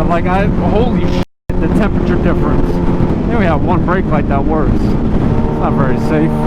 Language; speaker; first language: English; native; English